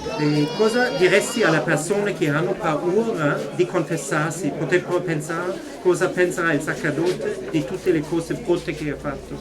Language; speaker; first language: Italian; non-native, fluent; German